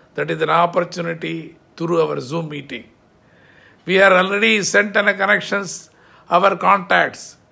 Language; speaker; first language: English; non-native, local second language; Tamil